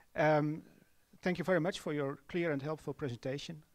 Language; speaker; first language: English; non-native, fluent; Dutch